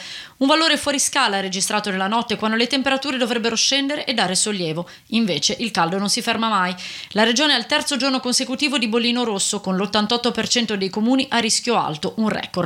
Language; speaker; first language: Italian; native; Italian